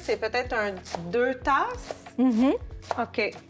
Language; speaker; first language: French; native; French